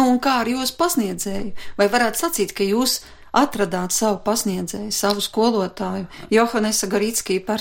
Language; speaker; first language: Latvian; native; Latvian